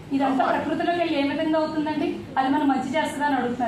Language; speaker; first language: Telugu; native; Telugu